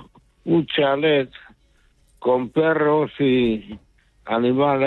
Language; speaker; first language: Spanish; non-native, local second language; Basque